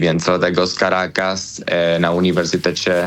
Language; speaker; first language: Polish; non-native, learner; Spanish